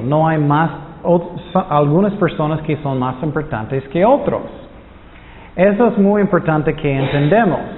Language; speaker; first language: Spanish; non-native, fluent; English